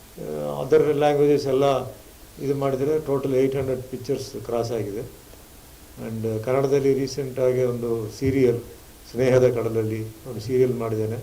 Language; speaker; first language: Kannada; non-native, local second language; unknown